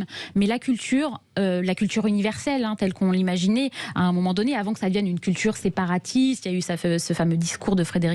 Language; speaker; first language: French; native; French